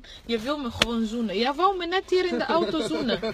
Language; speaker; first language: Dutch; early bilingual, other home language; Lingala